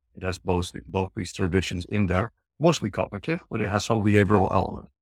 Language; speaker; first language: English; non-native, fluent; Dutch